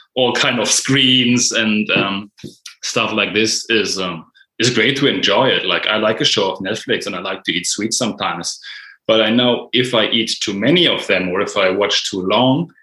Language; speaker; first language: English; non-native, fluent; German